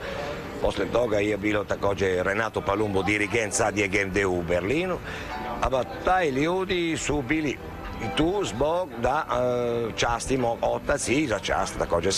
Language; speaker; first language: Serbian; non-native, learner; Italian